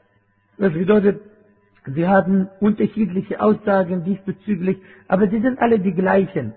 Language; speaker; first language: German; non-native, fluent; Arabic